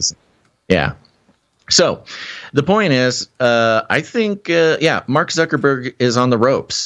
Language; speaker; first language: English; native; English